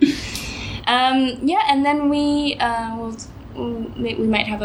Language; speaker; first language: English; native; English